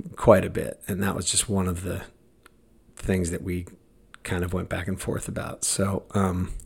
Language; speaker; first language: English; native; English